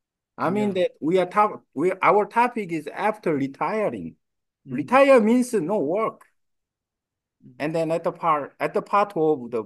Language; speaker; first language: English; non-native, learner; Korean